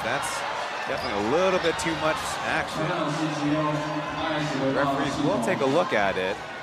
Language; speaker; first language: English; early bilingual, other home language; Chinese